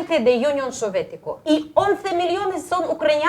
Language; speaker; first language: Spanish; non-native, fluent; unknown